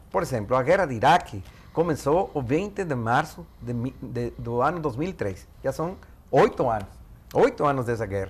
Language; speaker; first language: Portuguese; non-native, fluent; Spanish